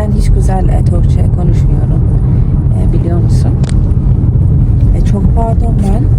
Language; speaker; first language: Turkish; non-native, learner; Persian